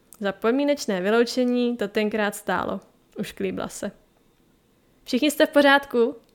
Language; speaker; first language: Czech; native; Czech